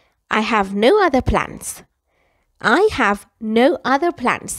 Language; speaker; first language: English; non-native, fluent; Persian